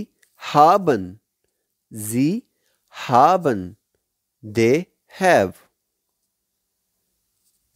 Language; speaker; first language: German; non-native, learner; Hindi